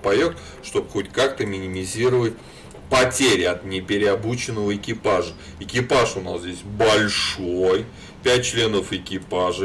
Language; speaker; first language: Russian; native; Russian